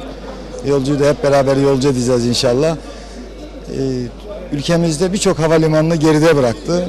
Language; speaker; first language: Turkish; native; Turkish